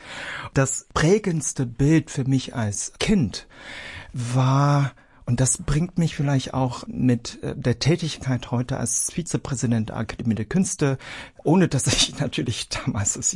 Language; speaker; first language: German; early bilingual, other home language; Vietnamese